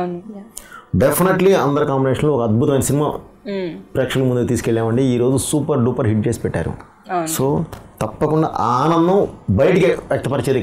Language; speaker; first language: Telugu; native; Telugu